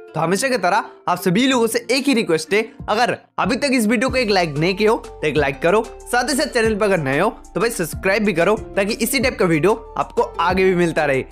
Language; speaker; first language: Hindi; non-native, local second language; Bangla